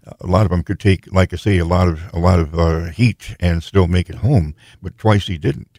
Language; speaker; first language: English; native; English